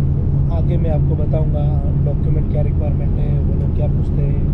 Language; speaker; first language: Hindi; native; Hindi